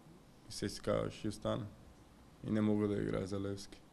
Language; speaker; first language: Bulgarian; non-native, learner; Portuguese